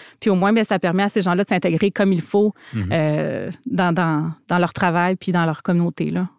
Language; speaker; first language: French; native; French